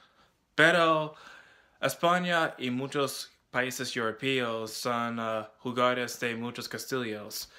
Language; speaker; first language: Spanish; non-native, learner; English